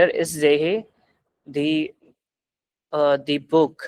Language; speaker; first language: German; non-native, learner; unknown